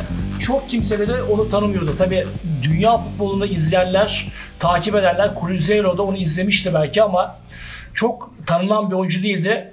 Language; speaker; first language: Turkish; native; Turkish